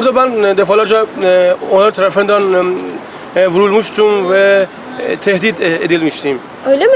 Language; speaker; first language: Turkish; non-native, learner; Persian